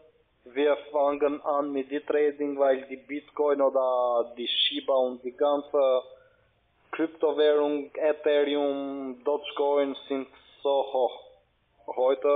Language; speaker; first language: German; non-native, learner; Albanian